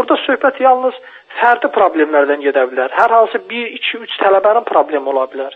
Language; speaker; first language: Azerbaijani; native; Azerbaijani